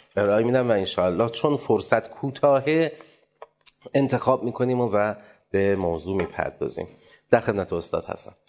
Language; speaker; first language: Persian; native; Persian